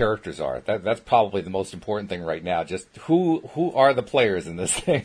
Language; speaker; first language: English; native; English